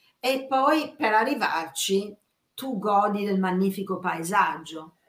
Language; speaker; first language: Italian; non-native, fluent; English